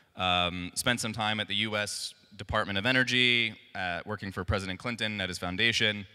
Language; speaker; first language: English; native; English